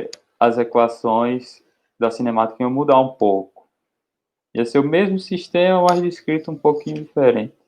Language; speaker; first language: Portuguese; native; Portuguese